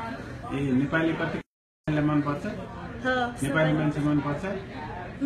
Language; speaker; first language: Nepali; native; Nepali